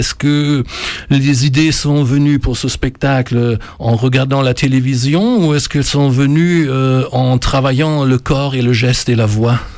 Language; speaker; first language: French; native; French